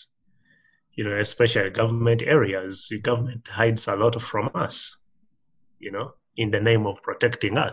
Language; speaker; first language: English; non-native, local second language; Ganda